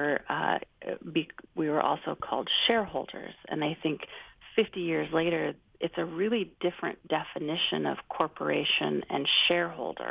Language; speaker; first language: English; native; English